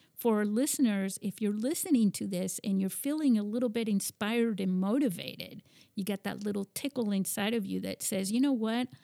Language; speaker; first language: English; early bilingual, heritage; English